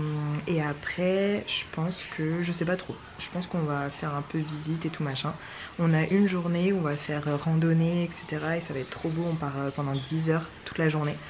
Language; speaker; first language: French; native; French